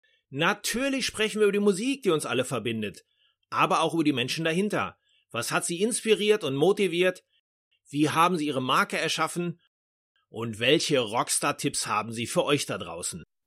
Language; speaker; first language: German; native; German